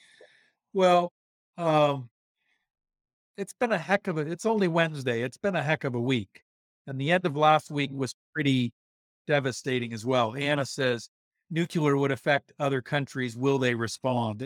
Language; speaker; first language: English; native; English